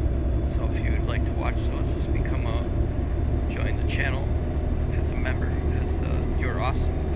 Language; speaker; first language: English; native; English